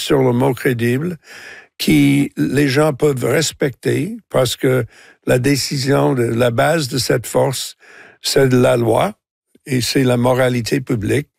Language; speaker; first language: French; non-native, local second language; English